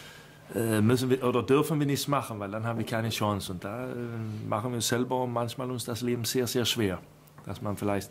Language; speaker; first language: German; non-native, fluent; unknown